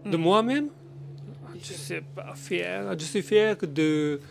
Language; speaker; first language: French; non-native, learner; Japanese